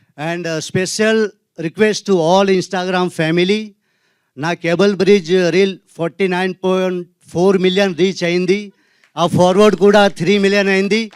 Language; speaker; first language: Telugu; non-native, learner; Hindi